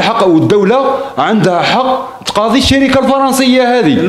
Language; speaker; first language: Arabic; native; Arabic